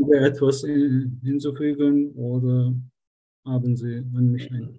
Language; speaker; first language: German; non-native, learner; Turkish